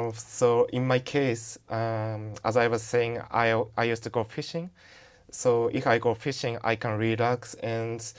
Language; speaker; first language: English; non-native, learner; Japanese